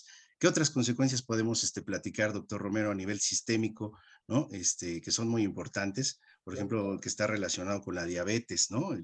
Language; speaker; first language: Spanish; native; Spanish